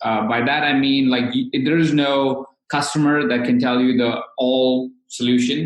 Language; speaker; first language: English; non-native, local second language; Hindi